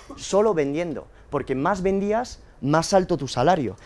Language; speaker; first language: Spanish; early bilingual, heritage; French